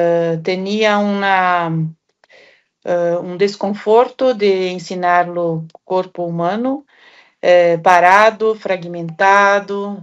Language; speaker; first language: Portuguese; non-native, fluent; Spanish